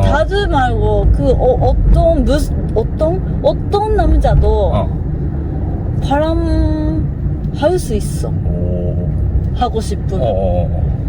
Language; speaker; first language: Korean; non-native, learner; Japanese